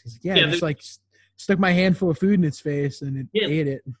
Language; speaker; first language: English; native; English